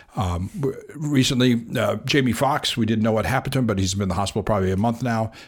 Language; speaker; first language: English; native; English